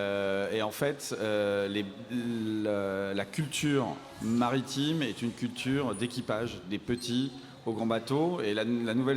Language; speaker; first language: French; native; French